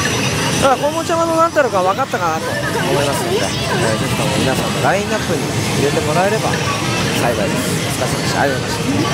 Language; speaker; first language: Japanese; native; Japanese